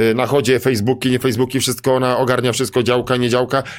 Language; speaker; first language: Polish; native; Polish